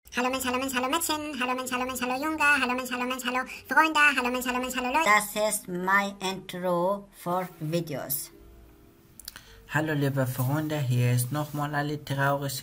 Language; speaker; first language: German; non-native, learner; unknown